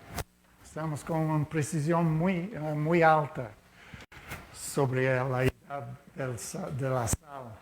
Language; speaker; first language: Spanish; non-native, fluent; Portuguese